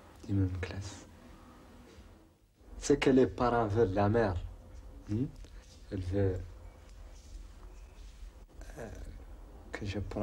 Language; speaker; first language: French; non-native, local second language; Arabic